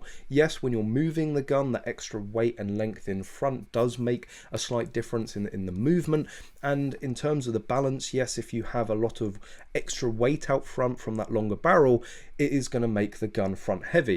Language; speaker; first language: English; native; English